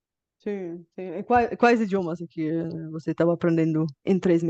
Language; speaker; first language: Portuguese; non-native, fluent; Bulgarian